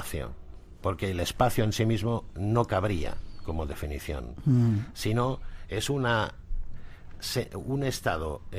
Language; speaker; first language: Spanish; native; Spanish